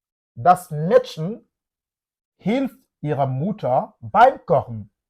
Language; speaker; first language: German; non-native, fluent; French